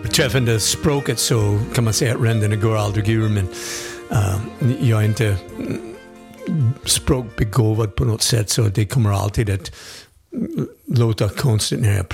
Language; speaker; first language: Swedish; non-native, fluent; English